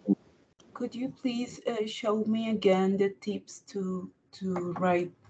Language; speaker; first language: English; non-native, learner; Spanish